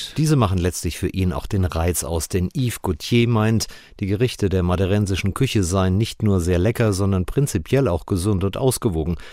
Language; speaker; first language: German; native; German